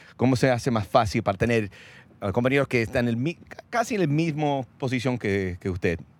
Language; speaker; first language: Spanish; non-native, learner; English